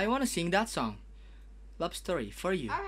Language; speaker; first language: English; non-native, learner; Indonesian